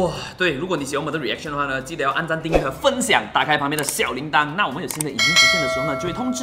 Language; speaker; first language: Chinese; native; Chinese